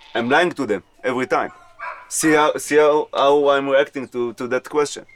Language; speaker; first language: English; non-native, fluent; Hebrew